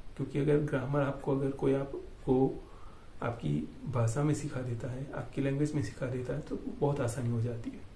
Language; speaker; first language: Hindi; native; Hindi